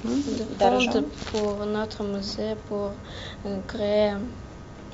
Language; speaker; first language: French; non-native, learner; Russian